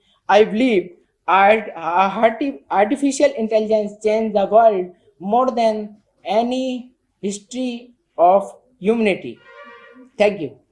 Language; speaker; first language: English; non-native, learner; Hindi